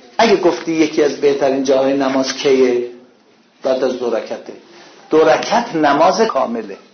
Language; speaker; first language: Persian; non-native, local second language; Azerbaijani